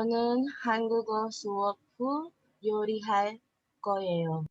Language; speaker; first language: Korean; non-native, learner; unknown